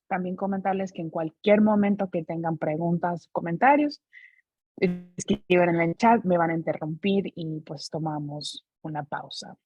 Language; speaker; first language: Spanish; non-native, fluent; English